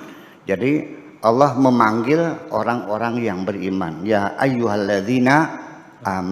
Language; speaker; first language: Indonesian; native; Indonesian